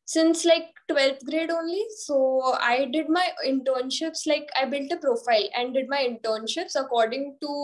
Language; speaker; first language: English; non-native, local second language; Hindi